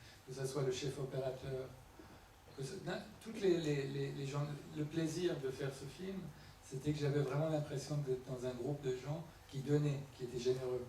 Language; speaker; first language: French; non-native, fluent; Persian